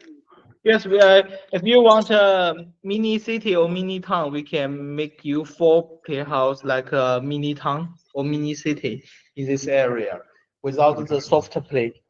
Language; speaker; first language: English; non-native, learner; Chinese